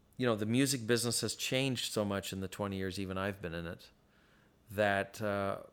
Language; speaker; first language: English; native; English